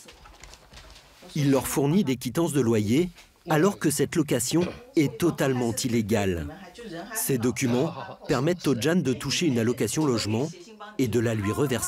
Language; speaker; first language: French; native; French